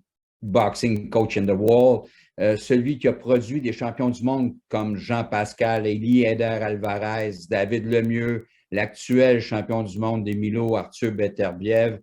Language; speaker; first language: French; native; French